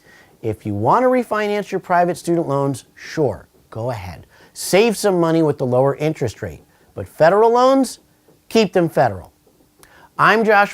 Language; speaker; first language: English; native; English